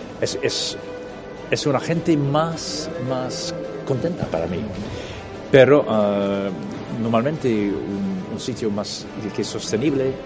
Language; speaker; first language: Spanish; non-native, fluent; English